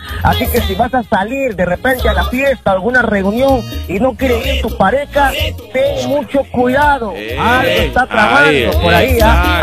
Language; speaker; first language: Spanish; native; Spanish